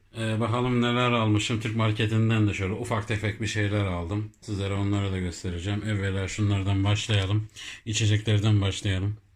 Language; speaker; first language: Turkish; early bilingual, heritage; Turkish